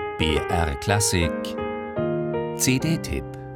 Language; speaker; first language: German; native; German